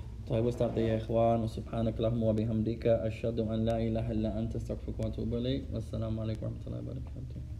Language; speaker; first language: Arabic; non-native, fluent; English